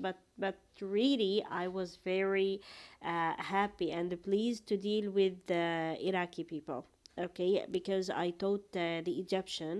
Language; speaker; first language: English; non-native, fluent; Arabic